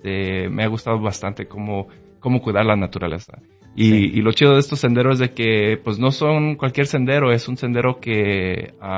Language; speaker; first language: Spanish; early bilingual, heritage; Spanish